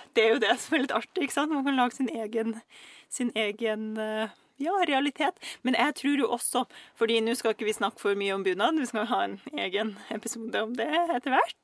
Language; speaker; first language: Norwegian; early bilingual, other home language; Russian